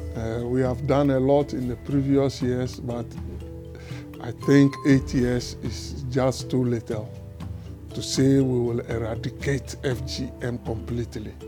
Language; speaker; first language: English; non-native, local second language; Ewe